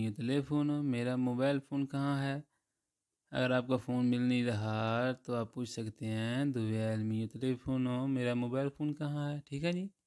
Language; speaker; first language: Urdu; non-native, local second language; Punjabi